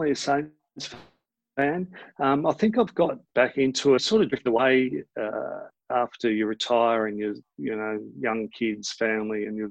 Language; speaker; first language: English; native; English